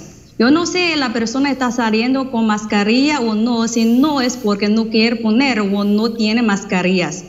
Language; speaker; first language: Spanish; non-native, fluent; Chinese